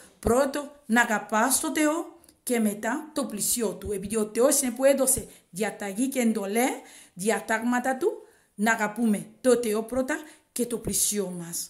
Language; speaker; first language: Greek; non-native, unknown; Swahili